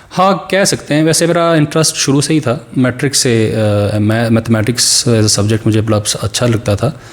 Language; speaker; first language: Urdu; non-native, local second language; Pashto